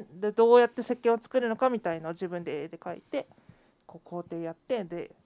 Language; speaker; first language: Japanese; native; Japanese